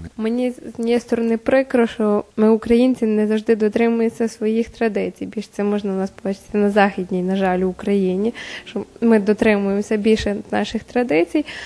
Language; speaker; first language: Ukrainian; native; Ukrainian